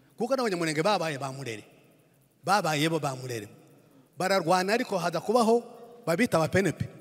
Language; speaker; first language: Kinyarwanda; native; Kinyarwanda